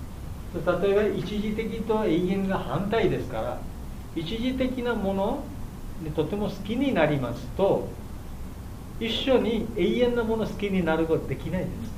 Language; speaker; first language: Japanese; non-native, learner; Bangla